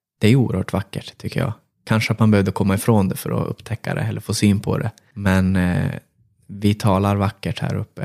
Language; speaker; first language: Swedish; native; Swedish